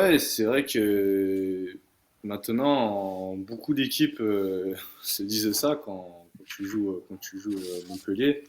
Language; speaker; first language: French; native; French